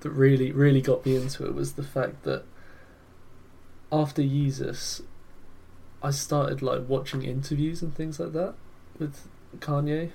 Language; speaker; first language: English; native; English